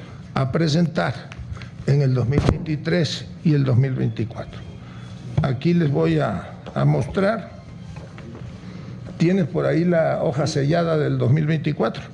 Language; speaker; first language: Spanish; native; Spanish